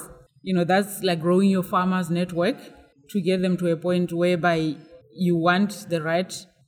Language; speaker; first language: English; non-native, local second language; Tswana